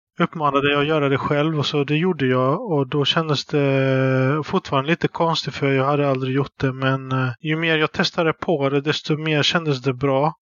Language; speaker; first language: Swedish; early bilingual, other home language; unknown